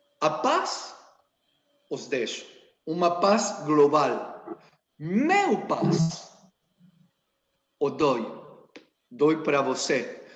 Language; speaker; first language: Portuguese; non-native, learner; Spanish